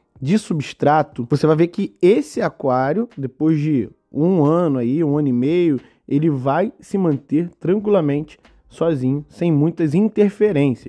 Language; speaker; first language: Portuguese; native; Portuguese